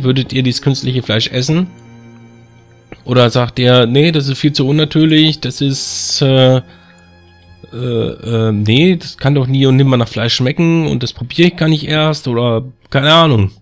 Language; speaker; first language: German; native; German